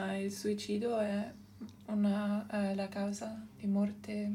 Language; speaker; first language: Italian; non-native, local second language; German